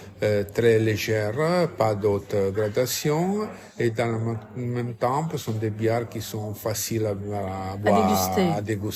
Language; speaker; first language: French; non-native, fluent; Italian